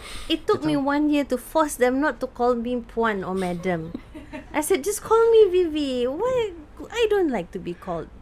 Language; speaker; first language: English; non-native, local second language; Malay